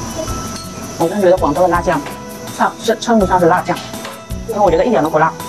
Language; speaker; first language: Chinese; native; Chinese